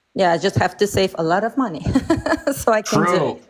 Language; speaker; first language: English; non-native, fluent; Spanish